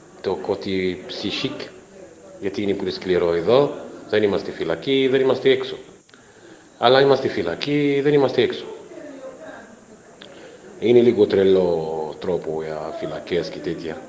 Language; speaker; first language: Greek; non-native, fluent; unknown